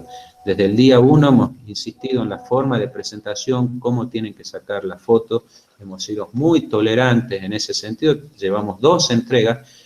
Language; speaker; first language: Spanish; native; Spanish